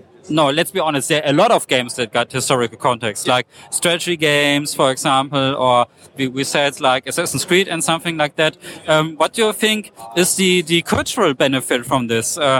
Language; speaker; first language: English; non-native, fluent; German